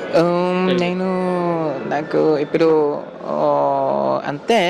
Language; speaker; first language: Telugu; non-native, learner; Japanese